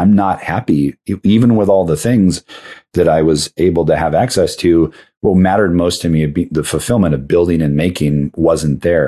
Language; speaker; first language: English; native; English